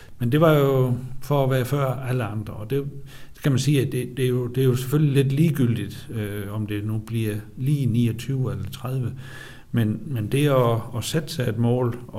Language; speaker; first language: Danish; native; Danish